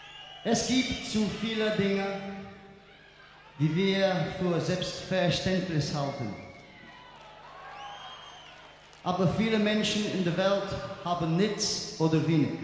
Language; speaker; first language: German; non-native, learner; English